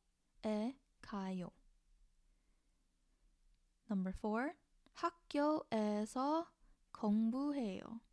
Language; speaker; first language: Korean; non-native, learner; English